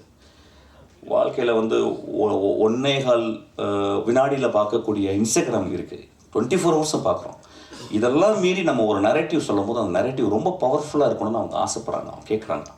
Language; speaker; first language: Tamil; native; Tamil